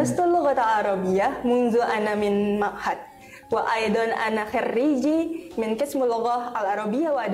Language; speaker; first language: Arabic; non-native, fluent; Indonesian